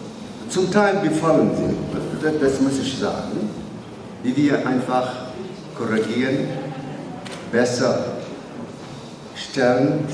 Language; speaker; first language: German; non-native, learner; Somali